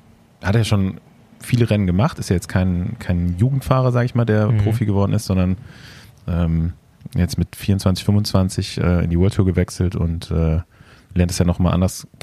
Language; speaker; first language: German; native; German